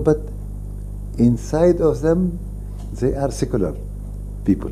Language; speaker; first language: English; non-native, fluent; Arabic